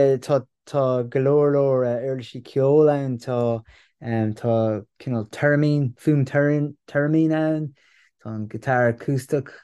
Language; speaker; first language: Irish; non-native, local second language; English